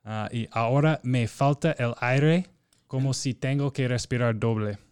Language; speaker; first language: Spanish; non-native, fluent; English